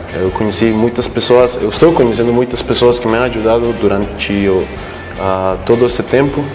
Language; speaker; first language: Portuguese; non-native, fluent; Spanish